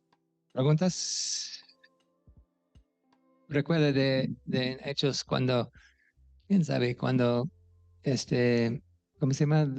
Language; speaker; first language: Spanish; non-native, fluent; English